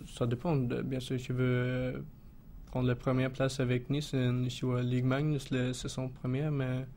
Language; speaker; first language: French; non-native, learner; Swedish